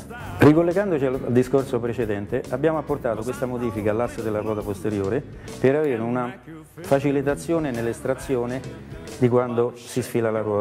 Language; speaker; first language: Italian; native; Italian